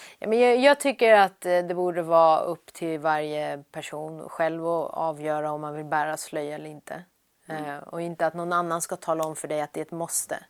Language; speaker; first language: Swedish; early bilingual, other home language; Persian